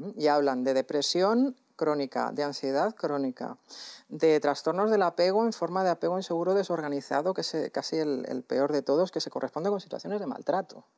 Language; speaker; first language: Spanish; native; Spanish